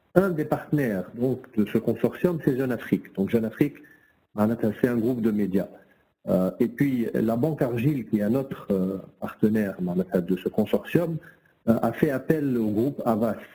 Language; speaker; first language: French; non-native, local second language; Arabic